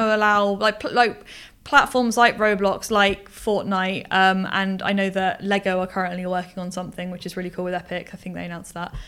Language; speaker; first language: English; native; English